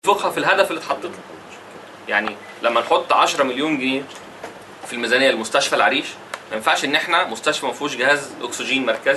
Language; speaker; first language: Arabic; native; Arabic